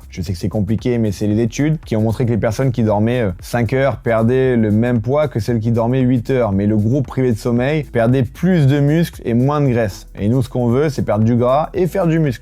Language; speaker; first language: French; native; French